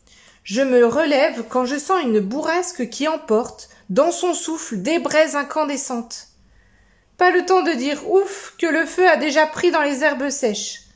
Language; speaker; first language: French; native; French